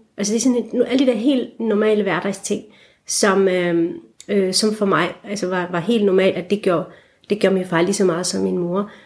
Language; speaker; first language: Danish; early bilingual, other home language; Turkish